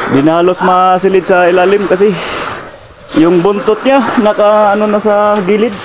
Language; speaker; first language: Filipino; non-native, local second language; Cebuano